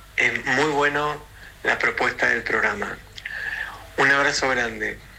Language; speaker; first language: Spanish; native; Spanish